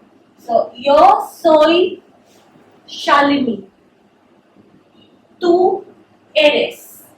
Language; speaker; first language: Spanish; non-native, fluent; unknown